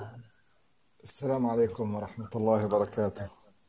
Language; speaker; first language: Indonesian; non-native, learner; Arabic